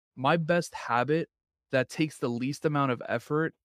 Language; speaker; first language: English; native; English